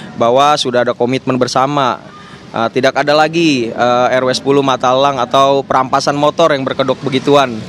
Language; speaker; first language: Indonesian; native; Indonesian